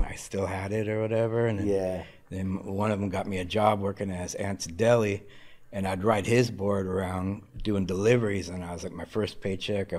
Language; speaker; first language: English; native; English